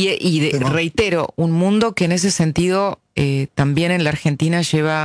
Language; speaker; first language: Spanish; native; Spanish